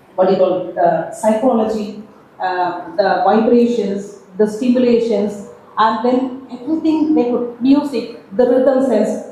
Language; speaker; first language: English; non-native, local second language; Malayalam